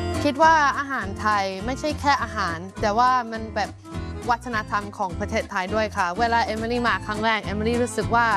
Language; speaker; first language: Thai; non-native, fluent; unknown